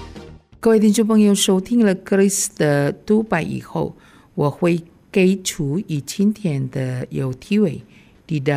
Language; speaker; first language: Chinese; non-native, fluent; Indonesian